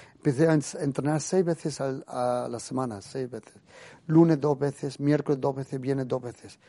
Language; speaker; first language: Spanish; early bilingual, other home language; German